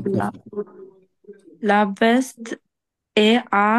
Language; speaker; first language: French; non-native, learner; Bangla